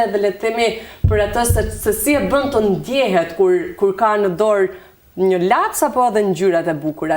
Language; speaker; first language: Albanian; native; Albanian